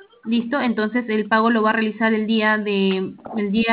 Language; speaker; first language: Spanish; native; Spanish